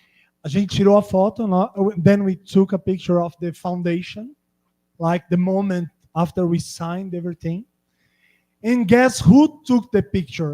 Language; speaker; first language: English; non-native, fluent; Portuguese